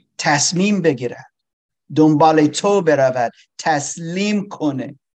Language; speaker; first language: Persian; non-native, learner; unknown